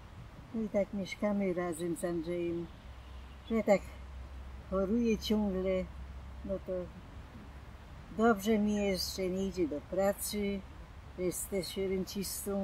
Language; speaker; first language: Polish; non-native, local second language; German